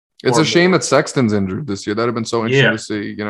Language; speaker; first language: English; native; English